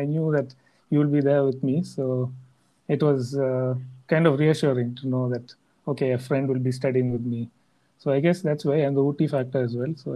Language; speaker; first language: English; non-native, local second language; Tamil